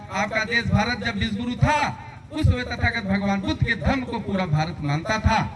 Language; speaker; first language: Hindi; native; Hindi